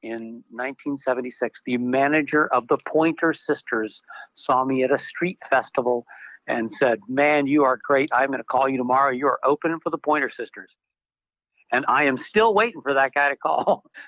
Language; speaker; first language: English; native; English